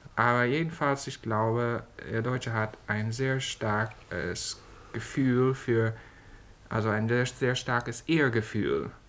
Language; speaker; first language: German; non-native, fluent; English